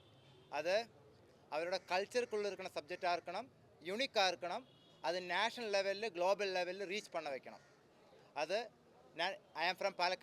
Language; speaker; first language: Tamil; non-native, learner; Malayalam